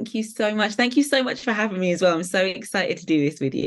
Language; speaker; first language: English; native; English